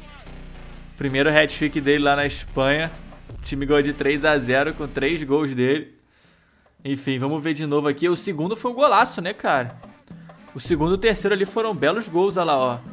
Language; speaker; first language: Portuguese; native; Portuguese